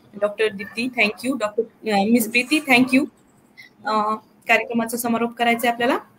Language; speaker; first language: Marathi; native; Marathi